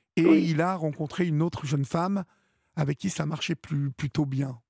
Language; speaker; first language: French; native; French